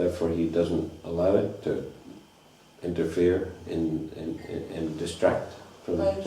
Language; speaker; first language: English; non-native, fluent; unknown